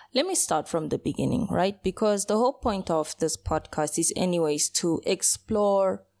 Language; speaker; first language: English; early bilingual, other home language; Portuguese